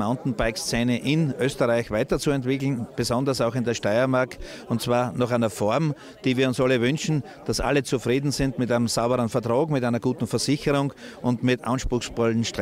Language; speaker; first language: German; native; German